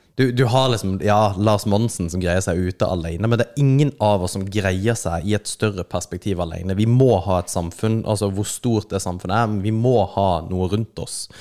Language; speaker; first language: Norwegian; native; Norwegian